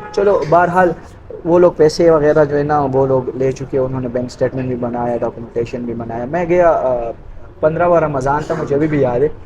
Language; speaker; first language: Urdu; non-native, local second language; Pashto